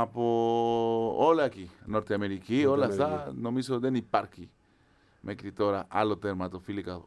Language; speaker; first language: Greek; non-native, fluent; Spanish